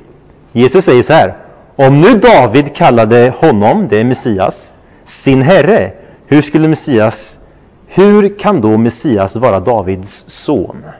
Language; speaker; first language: Swedish; non-native, fluent; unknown